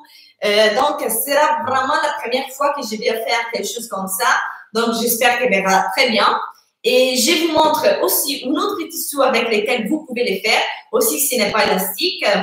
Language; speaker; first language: French; non-native, fluent; Italian